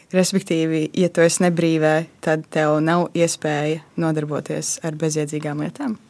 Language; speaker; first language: Latvian; native; Latvian